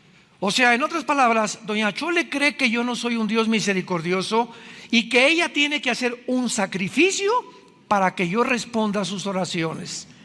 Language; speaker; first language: Spanish; native; Spanish